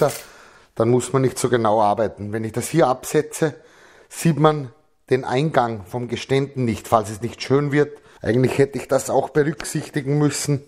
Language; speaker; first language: German; native; German